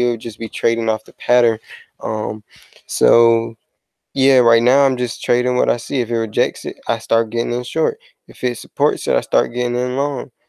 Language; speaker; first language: English; native; English